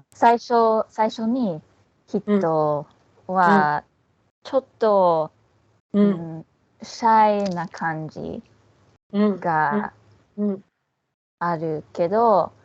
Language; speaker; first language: Japanese; non-native, fluent; English